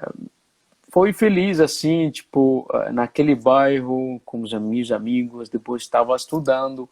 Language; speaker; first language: Portuguese; non-native, fluent; Arabic